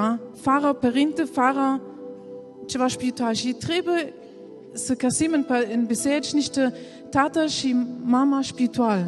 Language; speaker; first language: Romanian; non-native, learner; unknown